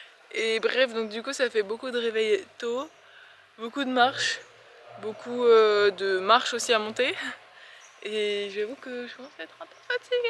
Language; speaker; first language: French; native; French